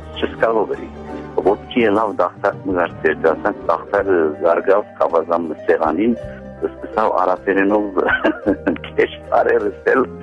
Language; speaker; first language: Armenian; early bilingual, heritage; Armenian